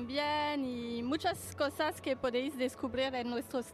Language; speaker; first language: Spanish; non-native, fluent; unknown